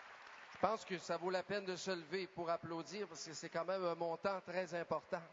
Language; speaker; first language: French; native; French